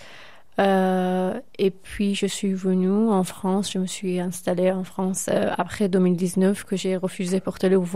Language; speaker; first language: French; non-native, fluent; Persian